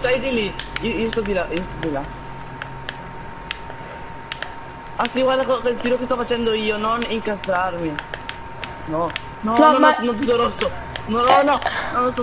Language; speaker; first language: Italian; native; Italian